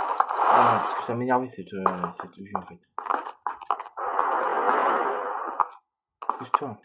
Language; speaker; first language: French; native; French